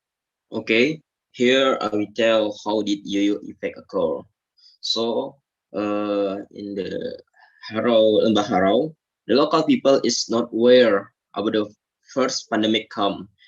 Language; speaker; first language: English; non-native, learner; Indonesian